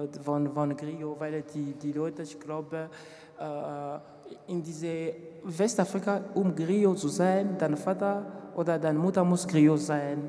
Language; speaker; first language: German; non-native, learner; French